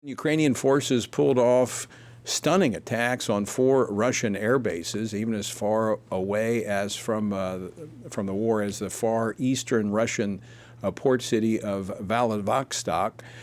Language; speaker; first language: English; native; English